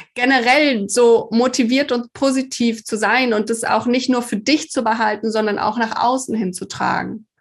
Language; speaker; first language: German; native; German